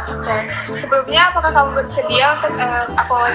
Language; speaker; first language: Indonesian; native; Indonesian